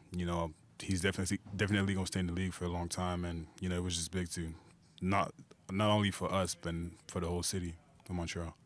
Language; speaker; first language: English; native; English